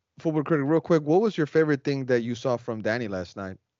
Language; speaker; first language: English; native; English